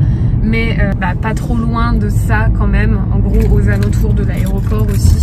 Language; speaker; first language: French; native; French